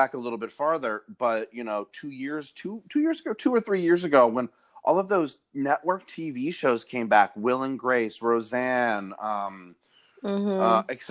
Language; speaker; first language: English; native; English